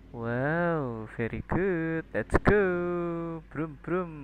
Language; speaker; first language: English; non-native, learner; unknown